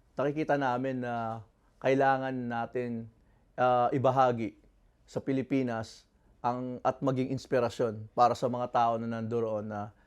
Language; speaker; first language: Filipino; non-native, local second language; Bikol